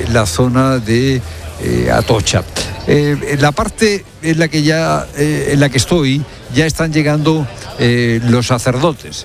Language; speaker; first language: Spanish; native; Spanish